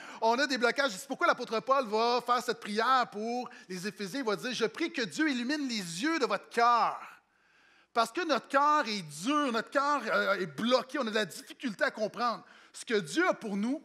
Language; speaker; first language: French; native; French